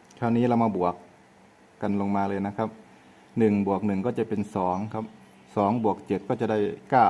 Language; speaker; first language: Thai; native; Thai